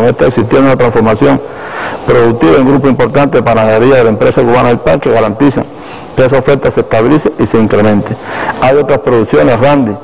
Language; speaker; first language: Spanish; native; Spanish